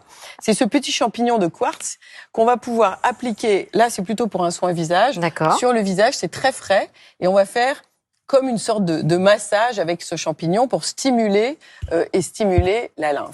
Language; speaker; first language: French; native; French